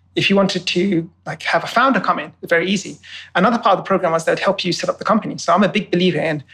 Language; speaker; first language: English; native; English